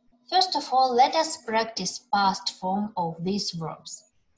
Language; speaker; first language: English; non-native, fluent; Ukrainian